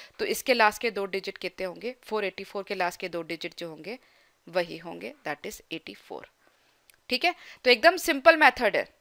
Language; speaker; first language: Hindi; native; Hindi